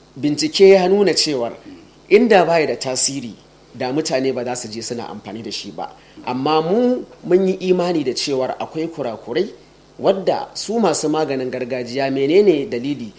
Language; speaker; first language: Hausa; native; Hausa